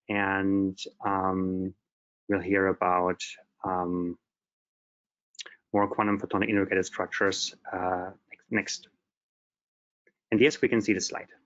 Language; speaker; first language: English; non-native, fluent; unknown